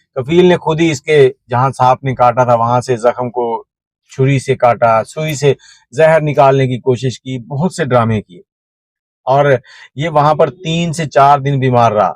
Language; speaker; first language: Urdu; non-native, local second language; Punjabi